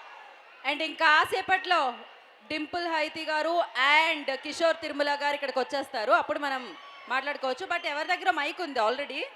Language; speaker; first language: Telugu; native; Telugu